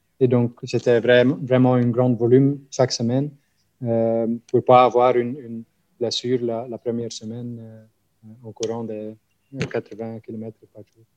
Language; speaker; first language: French; non-native, local second language; Dutch